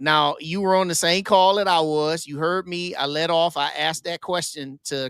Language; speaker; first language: English; native; English